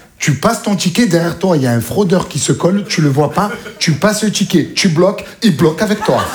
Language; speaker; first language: French; native; French